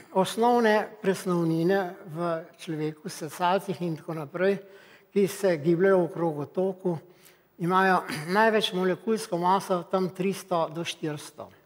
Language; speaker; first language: Slovenian; native; Slovenian